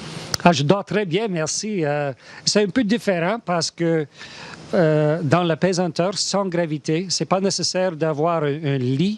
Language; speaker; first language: French; non-native, learner; English